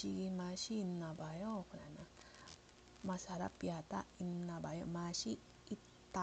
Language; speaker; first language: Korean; non-native, learner; Iloko